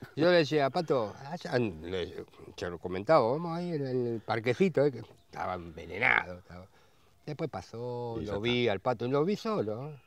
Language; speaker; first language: Spanish; native; Spanish